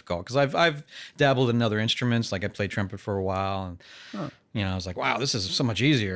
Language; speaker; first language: English; native; English